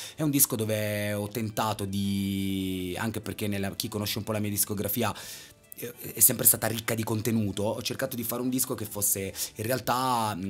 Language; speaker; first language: Italian; native; Italian